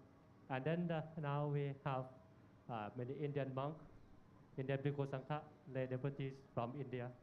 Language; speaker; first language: English; non-native, learner; Thai